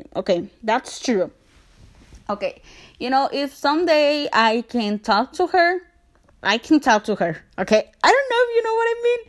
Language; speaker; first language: English; non-native, learner; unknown